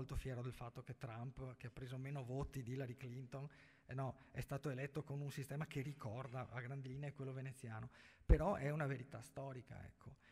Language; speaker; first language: Italian; native; Italian